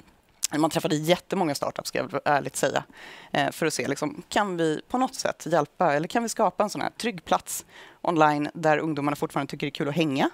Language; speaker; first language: Swedish; native; Swedish